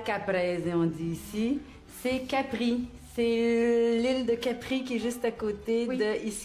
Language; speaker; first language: French; native; French